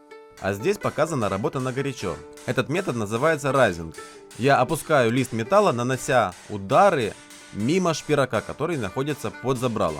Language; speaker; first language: Russian; native; Russian